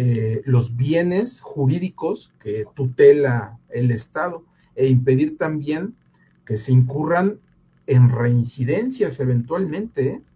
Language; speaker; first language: Spanish; native; Spanish